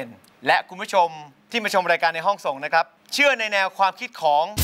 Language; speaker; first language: Thai; native; Thai